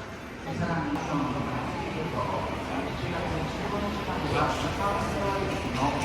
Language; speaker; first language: Japanese; native; Japanese